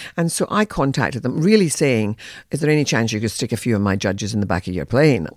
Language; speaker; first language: English; native; English